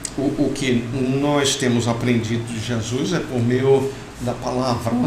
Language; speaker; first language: Portuguese; non-native, fluent; English